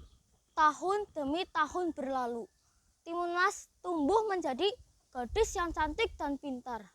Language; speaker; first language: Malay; non-native, local second language; Javanese